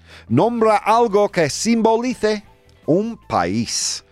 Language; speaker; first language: Spanish; non-native, fluent; English